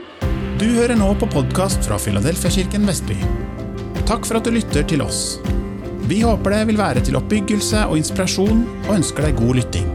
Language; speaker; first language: Norwegian; native; Norwegian